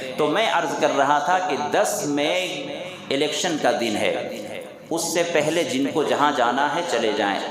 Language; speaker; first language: Urdu; native; Urdu